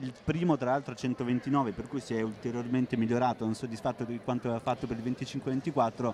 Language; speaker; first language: Italian; native; Italian